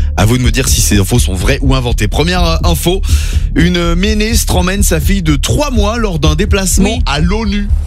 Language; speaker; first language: French; native; French